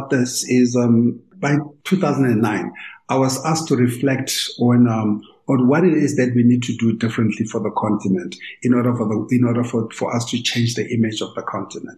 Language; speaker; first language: English; non-native, local second language; Tswana